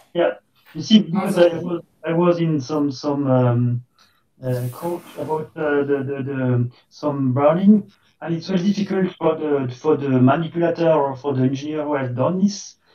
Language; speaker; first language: English; non-native, fluent; French